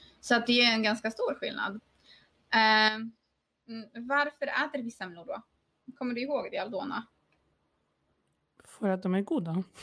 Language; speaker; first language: Swedish; non-native, fluent; Polish